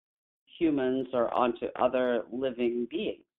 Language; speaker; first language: English; native; English